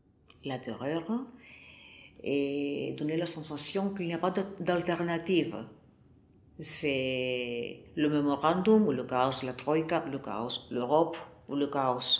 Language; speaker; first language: French; non-native, fluent; Greek